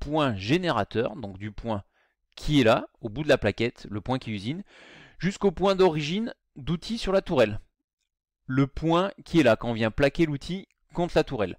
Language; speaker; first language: French; native; French